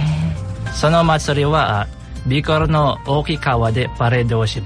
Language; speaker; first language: Japanese; non-native, learner; Bikol